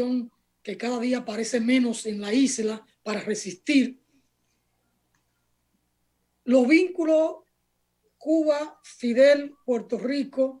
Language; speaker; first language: Spanish; native; Spanish